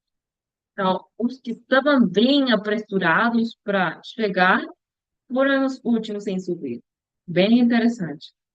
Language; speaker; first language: Portuguese; non-native, learner; Spanish